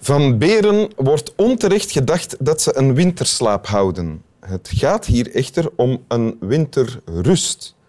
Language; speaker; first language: Dutch; native; Dutch